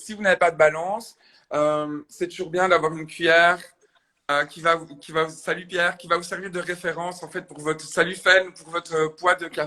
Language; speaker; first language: French; native; French